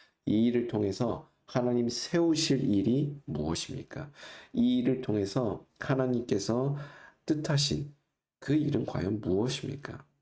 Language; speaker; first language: Korean; native; Korean